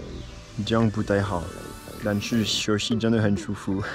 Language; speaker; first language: Chinese; non-native, fluent; French